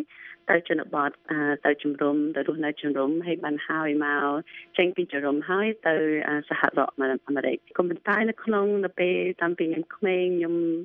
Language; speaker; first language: Khmer; early bilingual, heritage; Khmer